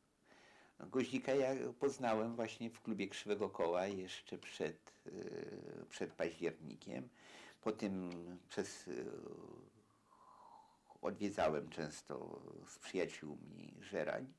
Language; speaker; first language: Polish; native; Polish